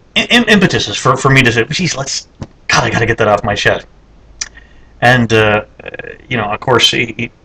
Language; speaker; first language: English; native; English